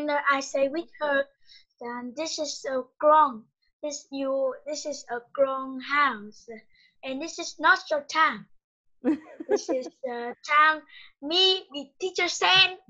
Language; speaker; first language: English; non-native, learner; Vietnamese